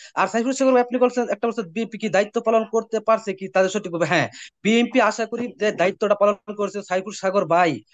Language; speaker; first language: Bangla; native; Bangla